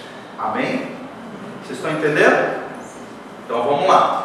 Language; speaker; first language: Portuguese; native; Portuguese